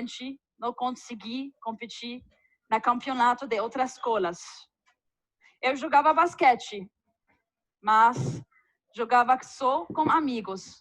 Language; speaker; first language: Portuguese; non-native, fluent; Arabic